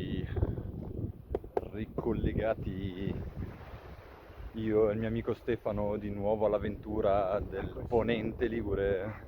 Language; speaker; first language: Italian; native; Italian